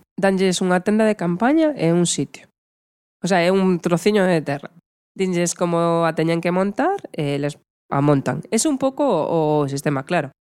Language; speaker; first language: Galician; non-native, local second language; Spanish